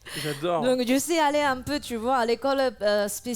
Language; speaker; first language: French; non-native, fluent; Japanese